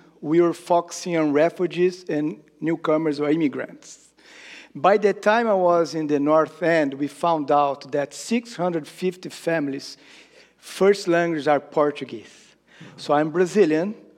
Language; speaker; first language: English; non-native, fluent; Portuguese